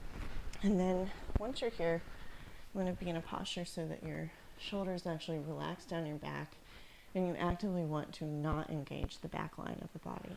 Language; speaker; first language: English; native; English